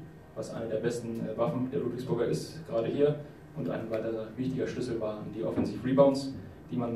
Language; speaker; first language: German; native; German